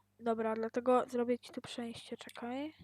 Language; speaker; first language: Polish; native; Polish